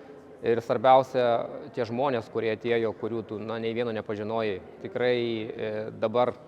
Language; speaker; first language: Lithuanian; native; Lithuanian